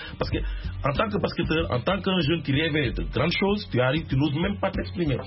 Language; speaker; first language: French; non-native, local second language; Wolof